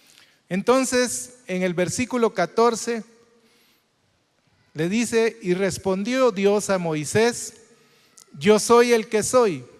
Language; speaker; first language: Spanish; native; Spanish